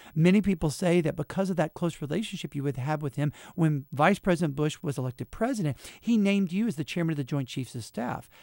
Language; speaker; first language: English; native; English